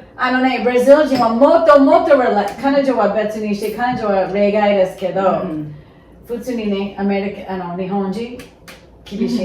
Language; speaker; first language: Japanese; non-native, fluent; Portuguese